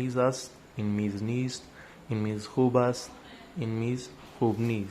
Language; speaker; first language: Persian; non-native, fluent; Urdu